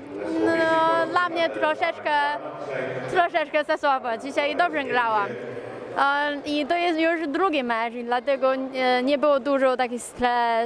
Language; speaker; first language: Polish; non-native, learner; Chinese